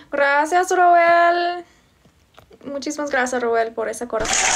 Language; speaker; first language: Spanish; non-native, fluent; English